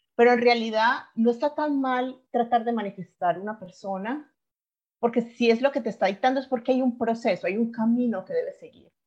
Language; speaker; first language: Spanish; native; Spanish